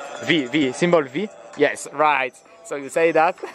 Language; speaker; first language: English; non-native, learner; French